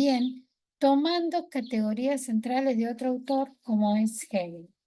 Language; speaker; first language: Spanish; native; Spanish